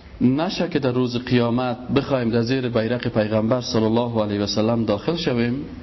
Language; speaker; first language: Persian; native; Persian